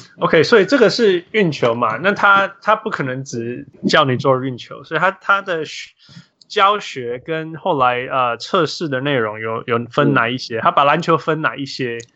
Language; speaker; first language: Chinese; native; Chinese